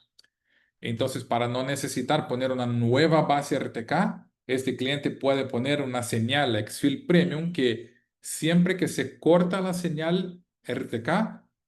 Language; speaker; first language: Spanish; non-native, fluent; Portuguese